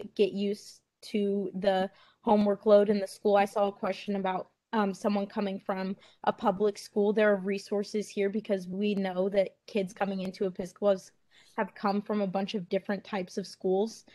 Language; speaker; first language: English; native; English